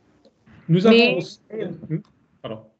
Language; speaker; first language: French; non-native, learner; German